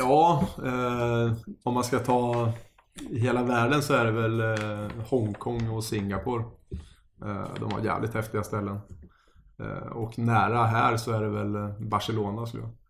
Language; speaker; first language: Swedish; native; Swedish